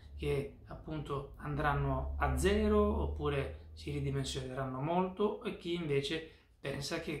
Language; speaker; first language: Italian; native; Italian